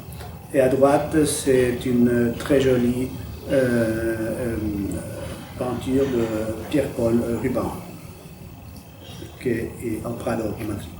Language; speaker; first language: French; non-native, fluent; Spanish